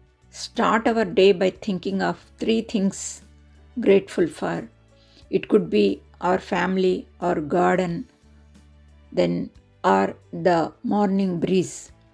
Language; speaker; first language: English; non-native, local second language; Telugu